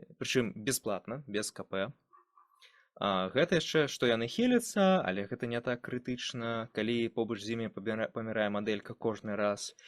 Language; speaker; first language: Belarusian; non-native, local second language; Russian